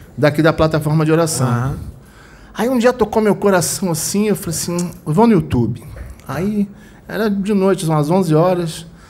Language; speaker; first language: Portuguese; native; Portuguese